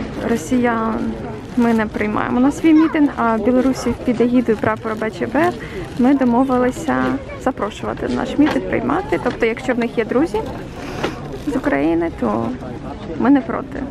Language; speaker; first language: Ukrainian; native; Ukrainian